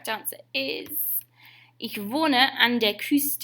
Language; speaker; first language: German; non-native, fluent; English